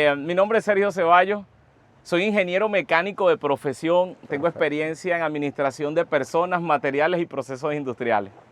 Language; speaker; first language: Spanish; native; Spanish